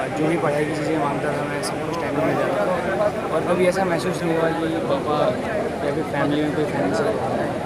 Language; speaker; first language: Hindi; native; Hindi